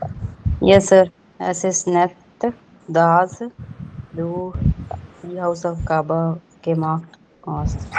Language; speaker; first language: German; non-native, learner; Hindi